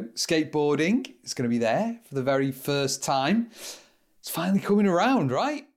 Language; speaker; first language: English; native; English